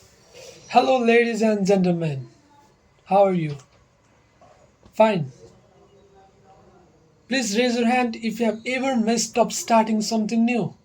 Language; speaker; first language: English; non-native, local second language; Nepali